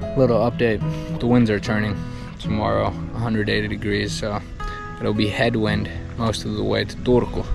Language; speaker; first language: English; non-native, fluent; Finnish